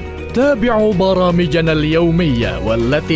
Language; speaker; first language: Arabic; non-native, fluent; Indonesian